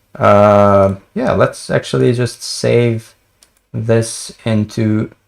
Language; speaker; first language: English; non-native, fluent; Albanian